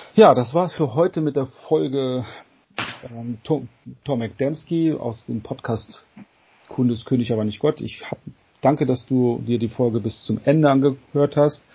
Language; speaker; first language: German; native; German